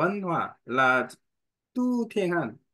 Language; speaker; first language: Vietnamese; non-native, learner; Korean